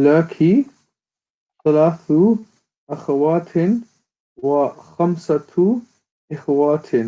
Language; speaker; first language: Arabic; non-native, learner; English